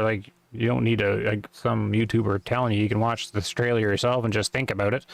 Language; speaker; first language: English; native; English